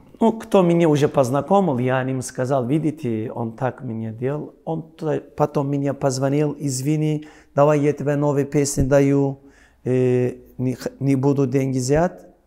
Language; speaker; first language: Russian; non-native, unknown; Turkish